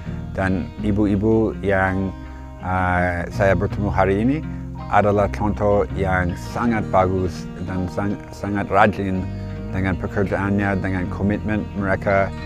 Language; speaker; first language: Indonesian; non-native, fluent; English